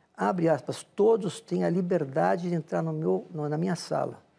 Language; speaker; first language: Portuguese; native; Portuguese